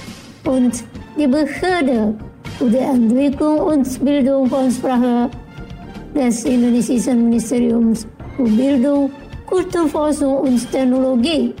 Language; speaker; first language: German; non-native, fluent; Indonesian